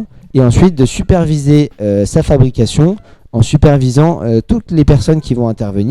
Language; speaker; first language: French; native; French